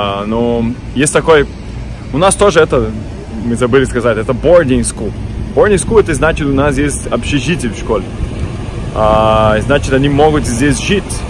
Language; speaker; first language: Russian; non-native, fluent; Portuguese